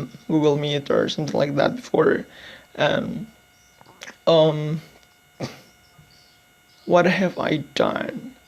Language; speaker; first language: English; non-native, fluent; Indonesian